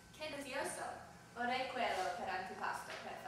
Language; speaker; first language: Italian; non-native, learner; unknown